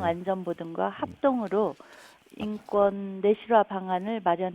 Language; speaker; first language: Korean; native; Korean